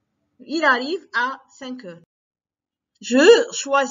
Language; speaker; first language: French; non-native, fluent; Arabic